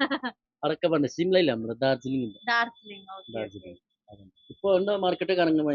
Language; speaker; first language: Malayalam; non-native, local second language; Nepali